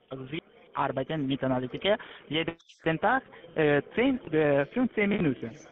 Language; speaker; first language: German; non-native, learner; Latvian